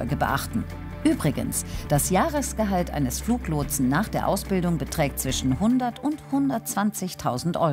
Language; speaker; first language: German; native; German